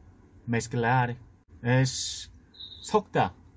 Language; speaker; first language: Spanish; non-native, learner; Korean